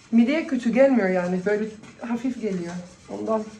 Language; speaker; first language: Turkish; non-native, fluent; Dutch